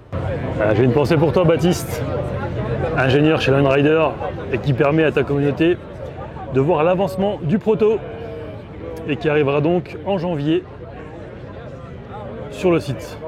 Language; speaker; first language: French; native; French